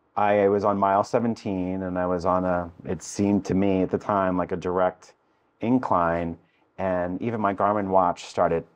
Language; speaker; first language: English; native; English